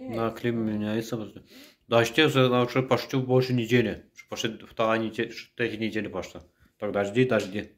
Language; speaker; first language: Russian; non-native, local second language; Azerbaijani